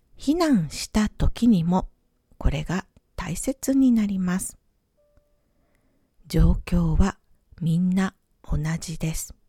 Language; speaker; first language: Japanese; native; Japanese